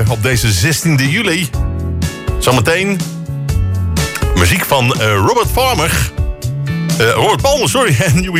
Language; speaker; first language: Dutch; native; Dutch